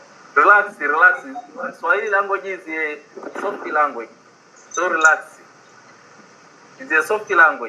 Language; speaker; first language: English; non-native, local second language; Malayalam